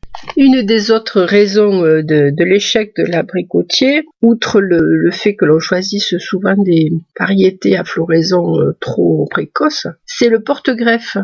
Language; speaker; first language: French; native; French